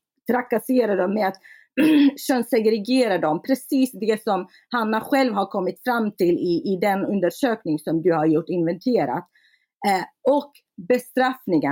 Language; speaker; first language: Swedish; non-native, fluent; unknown